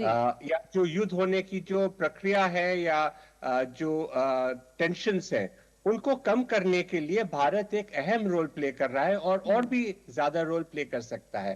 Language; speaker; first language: Hindi; native; Hindi